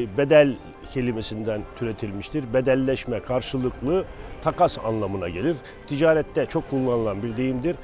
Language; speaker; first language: Turkish; native; Turkish